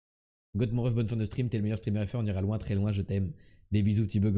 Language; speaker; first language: French; native; French